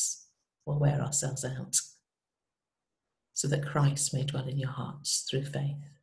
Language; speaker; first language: English; native; English